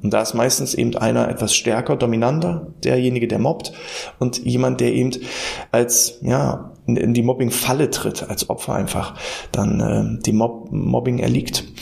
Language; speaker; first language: German; native; German